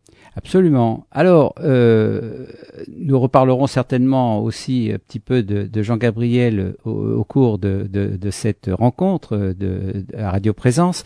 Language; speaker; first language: French; native; French